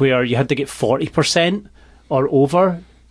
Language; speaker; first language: English; native; English